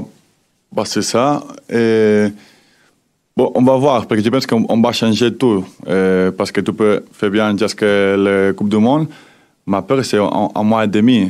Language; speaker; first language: French; non-native, fluent; Spanish